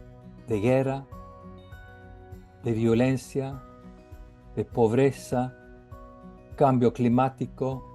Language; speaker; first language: Spanish; non-native, fluent; Norwegian